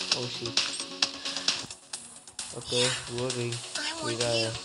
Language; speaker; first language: English; non-native, learner; Vietnamese